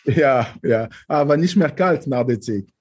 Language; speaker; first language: German; non-native, fluent; French